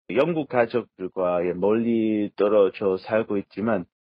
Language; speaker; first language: Korean; non-native, fluent; English